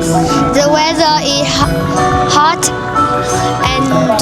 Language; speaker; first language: English; non-native, learner; Vietnamese